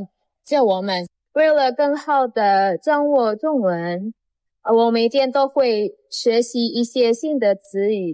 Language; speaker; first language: Chinese; non-native, fluent; Indonesian